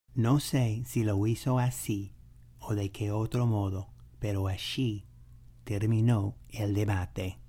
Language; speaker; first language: Spanish; non-native, fluent; English